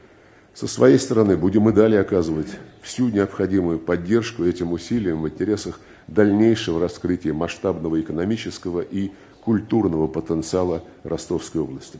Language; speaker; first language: Russian; native; Russian